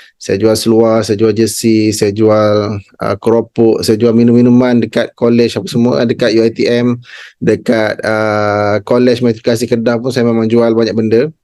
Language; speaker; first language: Malay; native; Malay